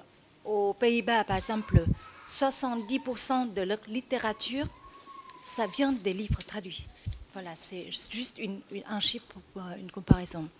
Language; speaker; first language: French; non-native, fluent; Vietnamese